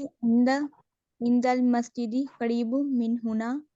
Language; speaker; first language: Arabic; non-native, learner; Urdu